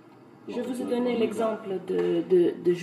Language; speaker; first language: French; non-native, fluent; Greek